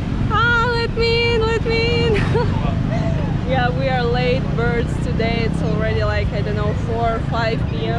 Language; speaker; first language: English; non-native, fluent; Ukrainian